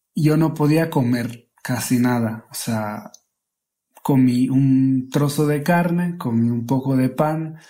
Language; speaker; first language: Spanish; non-native, fluent; Slovak